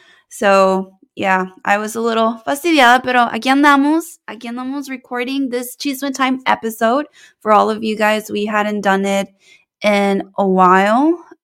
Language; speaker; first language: English; early bilingual, other home language; Spanish